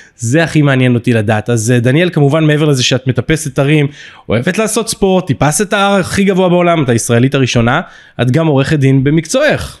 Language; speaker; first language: Hebrew; native; Hebrew